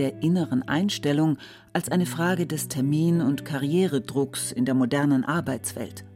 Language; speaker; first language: German; native; German